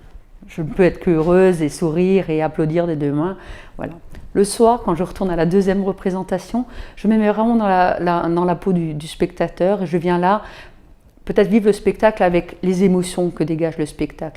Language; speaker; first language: French; native; French